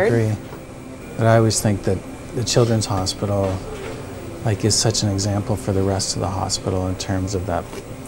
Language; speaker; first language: English; native; English